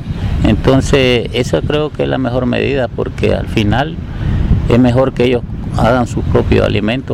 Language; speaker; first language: Spanish; native; Spanish